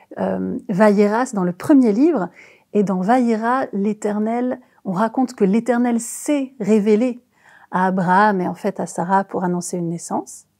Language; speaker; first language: French; native; French